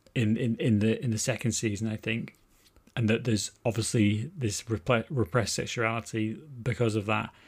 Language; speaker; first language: English; native; English